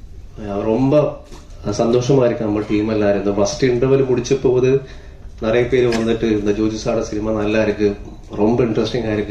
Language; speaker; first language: Tamil; non-native, learner; Malayalam